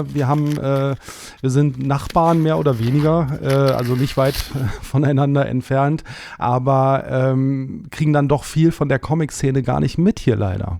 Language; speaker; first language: German; native; German